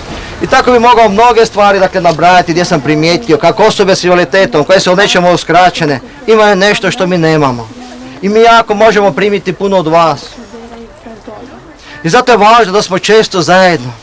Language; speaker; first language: Croatian; native; Croatian